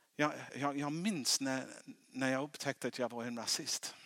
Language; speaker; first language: Swedish; non-native, fluent; English